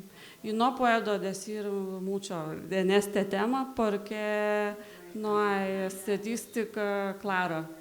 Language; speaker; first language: Spanish; non-native, learner; Lithuanian